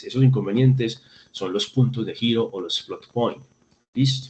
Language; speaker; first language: Spanish; native; Spanish